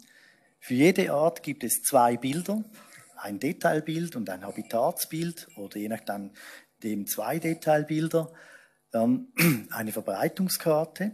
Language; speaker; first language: German; native; German